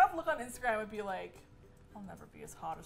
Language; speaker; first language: English; native; English